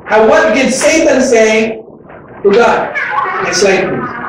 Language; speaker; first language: English; non-native, local second language; Filipino